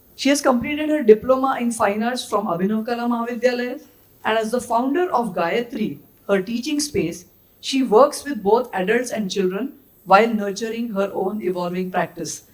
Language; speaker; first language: English; non-native, local second language; Marathi